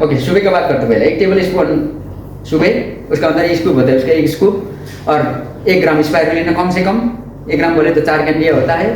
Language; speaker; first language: Hindi; non-native, local second language; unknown